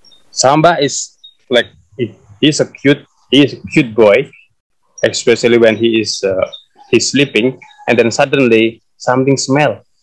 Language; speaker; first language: English; non-native, fluent; Indonesian